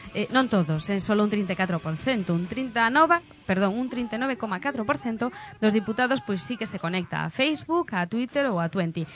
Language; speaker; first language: Galician; non-native, local second language; Spanish